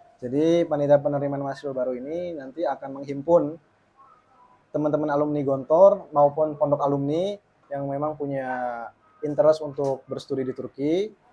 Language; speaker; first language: Indonesian; native; Indonesian